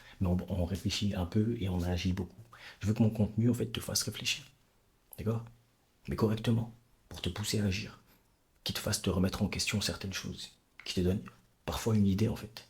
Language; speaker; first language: French; native; French